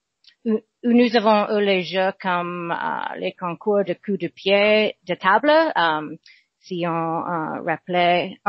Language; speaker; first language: French; non-native, learner; English